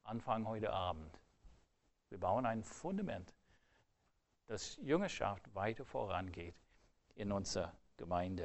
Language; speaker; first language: German; non-native, fluent; English